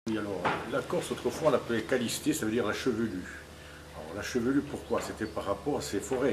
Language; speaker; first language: French; native; French